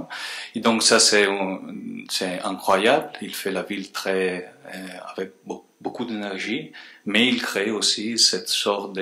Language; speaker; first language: French; non-native, fluent; Spanish